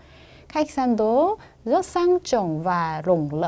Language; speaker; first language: Vietnamese; non-native, fluent; Korean